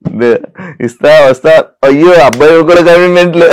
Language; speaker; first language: Telugu; native; Telugu